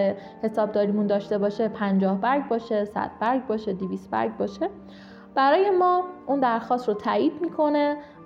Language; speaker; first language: Persian; native; Persian